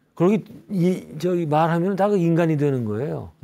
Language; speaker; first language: Korean; native; Korean